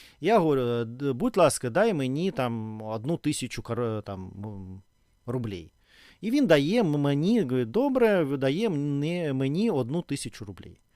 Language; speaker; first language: Ukrainian; non-native, learner; Russian